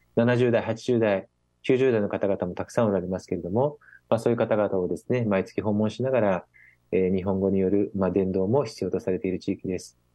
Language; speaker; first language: Japanese; native; Japanese